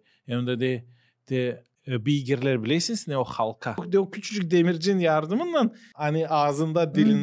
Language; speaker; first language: Turkish; non-native, local second language; Gagauz